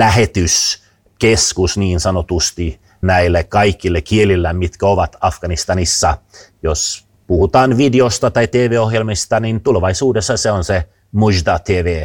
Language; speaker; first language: Finnish; non-native, fluent; Swedish